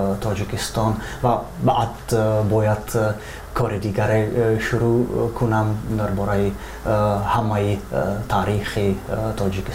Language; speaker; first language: Persian; non-native, fluent; Czech